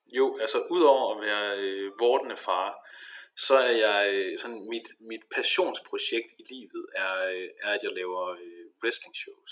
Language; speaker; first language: Danish; native; Danish